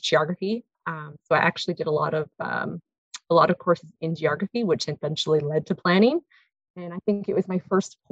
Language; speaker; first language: English; native; English